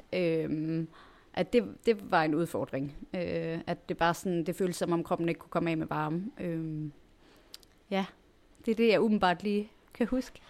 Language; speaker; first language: Danish; native; Danish